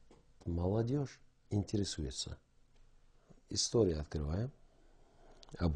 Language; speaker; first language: Russian; non-native, local second language; Kyrgyz